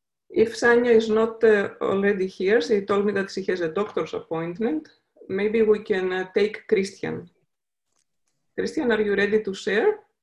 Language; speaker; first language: English; non-native, fluent; Greek